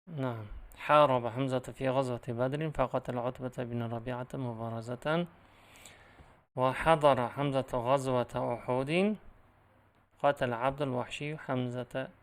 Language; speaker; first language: Arabic; non-native, fluent; Uzbek